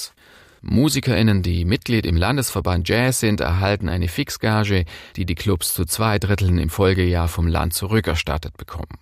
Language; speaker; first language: German; native; German